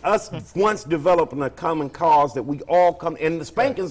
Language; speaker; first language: English; native; English